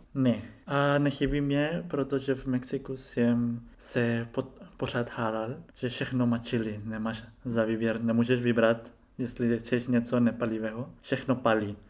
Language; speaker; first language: Czech; non-native, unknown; Spanish